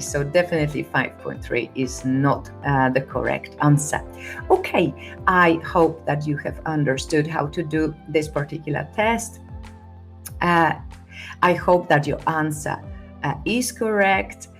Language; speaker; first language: English; non-native, fluent; Polish